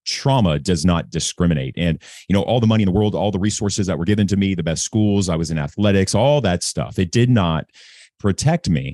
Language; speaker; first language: English; native; English